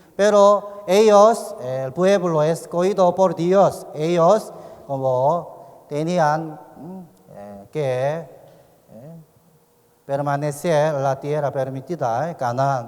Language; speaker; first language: Spanish; non-native, learner; Korean